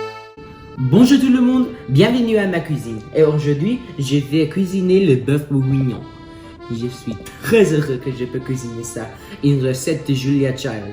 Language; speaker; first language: French; non-native, learner; English